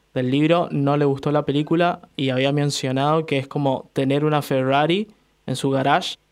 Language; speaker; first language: Spanish; native; Spanish